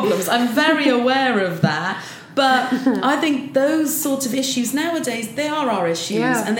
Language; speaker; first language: English; native; English